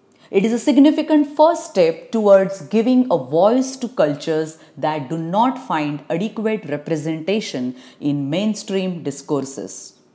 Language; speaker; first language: English; non-native, local second language; Marathi